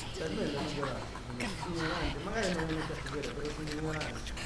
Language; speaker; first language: Italian; non-native, learner; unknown